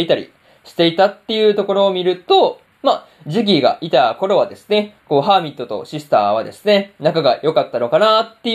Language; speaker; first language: Japanese; native; Japanese